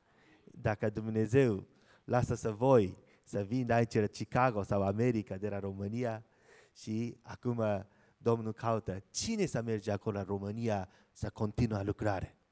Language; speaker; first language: Romanian; non-native, learner; Japanese